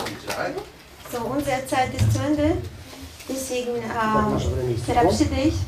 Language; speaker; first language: German; non-native, learner; Russian